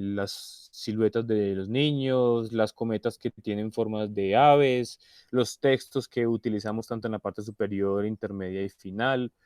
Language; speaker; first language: Spanish; native; Spanish